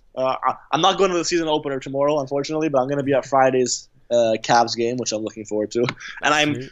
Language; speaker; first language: English; native; English